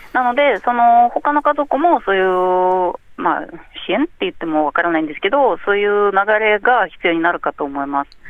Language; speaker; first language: Japanese; non-native, fluent; Ukrainian